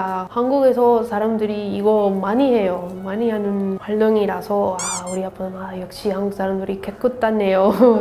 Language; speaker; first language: Korean; non-native, learner; Spanish